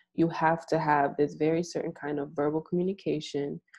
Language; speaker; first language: English; native; English